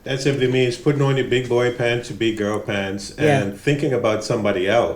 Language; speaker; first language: English; native; English